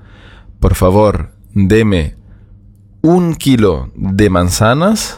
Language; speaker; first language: Spanish; non-native, fluent; German